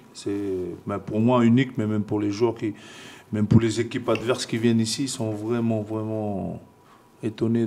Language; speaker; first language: French; non-native, fluent; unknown